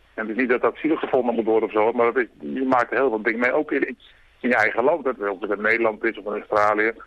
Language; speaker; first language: Dutch; native; Dutch